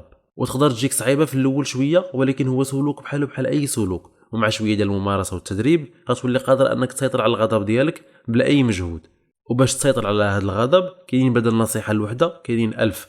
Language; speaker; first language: Arabic; native; Arabic